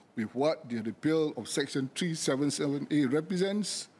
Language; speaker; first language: English; non-native, local second language; Malay